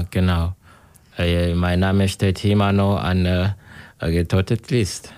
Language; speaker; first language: German; non-native, learner; Kinyarwanda